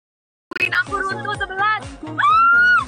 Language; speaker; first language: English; non-native, learner; Indonesian